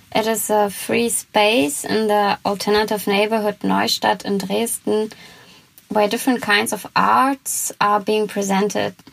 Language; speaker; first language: English; non-native, fluent; German